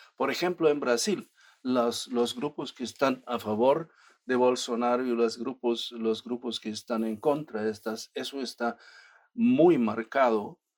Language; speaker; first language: Spanish; non-native, fluent; German